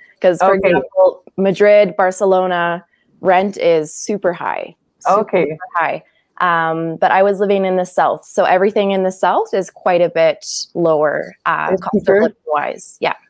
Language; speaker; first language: English; native; English